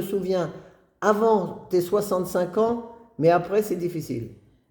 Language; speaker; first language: French; native; French